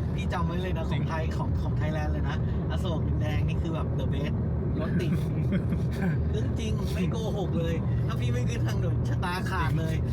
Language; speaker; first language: Thai; non-native, learner; German